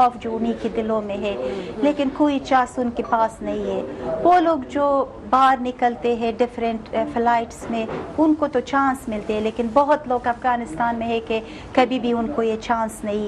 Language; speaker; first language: Hindi; non-native, learner; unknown